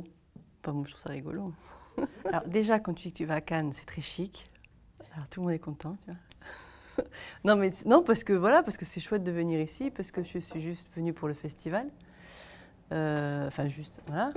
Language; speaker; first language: French; native; French